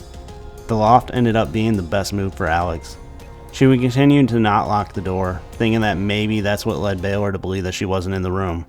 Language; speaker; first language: English; native; English